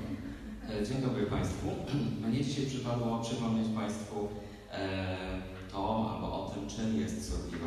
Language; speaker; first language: Polish; native; Polish